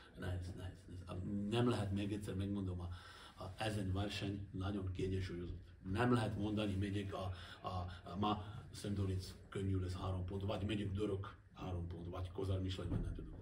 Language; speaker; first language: Hungarian; non-native, learner; Slovak